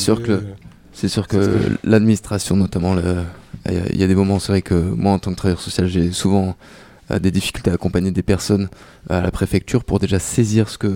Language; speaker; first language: French; native; French